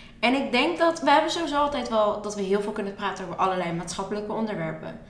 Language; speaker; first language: Dutch; early bilingual, other home language; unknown